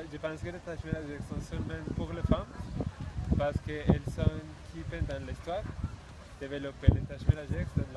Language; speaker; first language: French; non-native, learner; Spanish